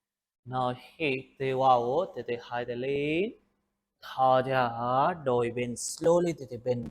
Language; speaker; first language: Vietnamese; non-native, learner; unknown